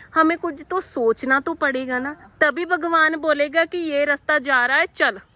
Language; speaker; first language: Hindi; non-native, local second language; Punjabi